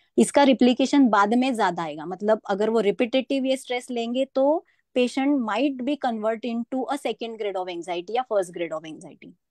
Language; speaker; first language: Hindi; non-native, local second language; Marathi